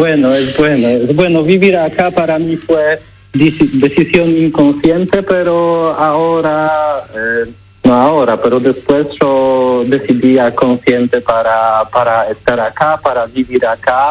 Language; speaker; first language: Spanish; non-native, learner; Polish